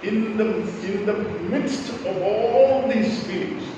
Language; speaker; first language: English; non-native, local second language; Malayalam